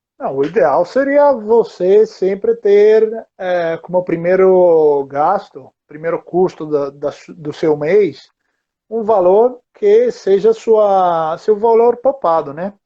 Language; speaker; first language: Portuguese; non-native, fluent; Italian